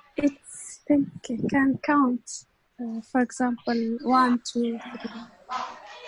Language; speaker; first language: English; non-native, learner; Arabic